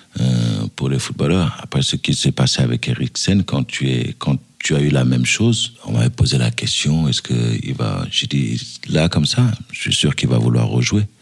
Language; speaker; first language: French; early bilingual, other home language; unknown